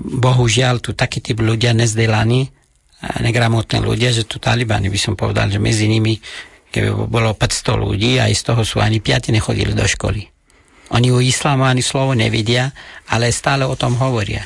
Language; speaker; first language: Slovak; non-native, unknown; Persian